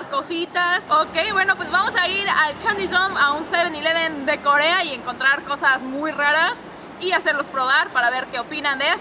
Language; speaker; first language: Spanish; native; Spanish